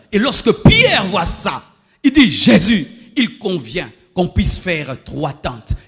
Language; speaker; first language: French; non-native, local second language; Lingala